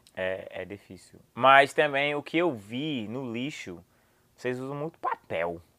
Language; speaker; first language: Portuguese; non-native, fluent; English